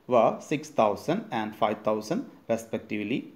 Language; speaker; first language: English; non-native, local second language; Malayalam